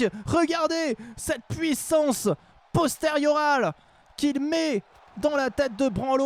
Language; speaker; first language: French; native; French